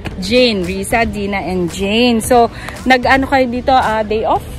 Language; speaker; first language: Filipino; native; Filipino